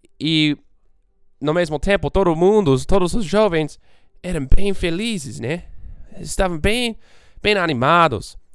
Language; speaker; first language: Portuguese; non-native, fluent; English